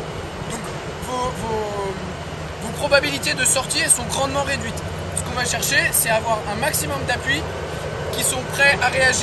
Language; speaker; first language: French; native; French